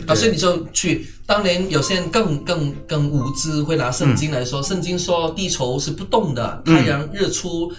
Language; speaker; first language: Chinese; non-native, local second language; Cantonese